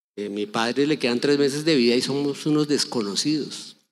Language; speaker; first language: Spanish; native; Spanish